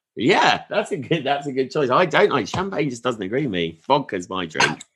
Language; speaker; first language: English; native; English